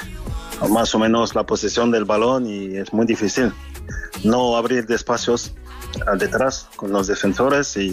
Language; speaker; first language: Spanish; non-native, fluent; French